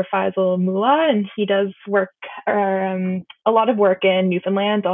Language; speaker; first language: English; native; English